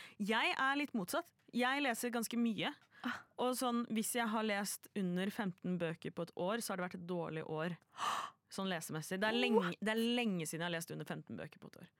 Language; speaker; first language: Norwegian; native; Norwegian